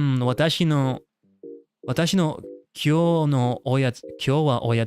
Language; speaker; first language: Japanese; non-native, learner; English